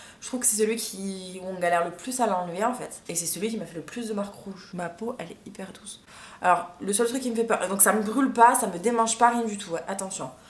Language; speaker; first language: French; native; French